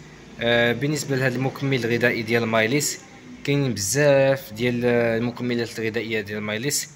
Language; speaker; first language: Arabic; native; Arabic